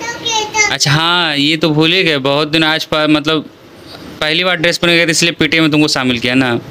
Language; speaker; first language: Hindi; native; Hindi